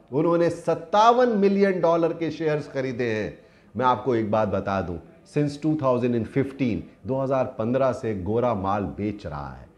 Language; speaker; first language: Urdu; native; Urdu